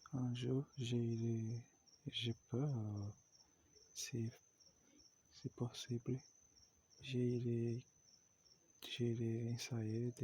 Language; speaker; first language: French; non-native, learner; Portuguese